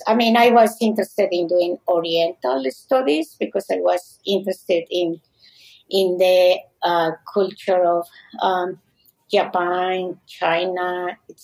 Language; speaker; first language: English; non-native, fluent; Spanish